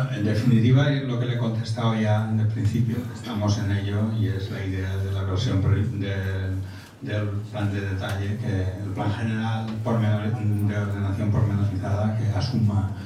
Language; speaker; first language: Spanish; non-native, local second language; Catalan